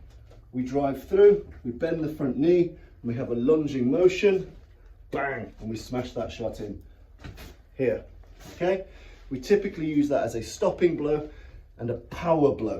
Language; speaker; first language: English; native; English